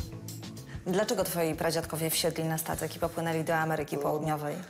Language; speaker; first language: Polish; native; Polish